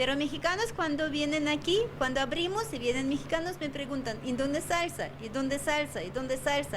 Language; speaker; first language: Spanish; non-native, learner; Russian